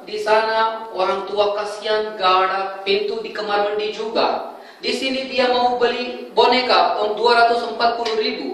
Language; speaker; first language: Indonesian; non-native, fluent; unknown